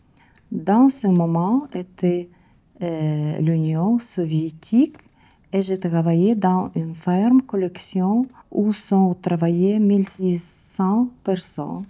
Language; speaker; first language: French; non-native, learner; Ukrainian